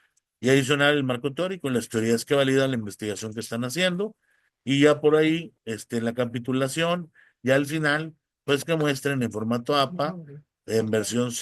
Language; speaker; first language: Spanish; native; Spanish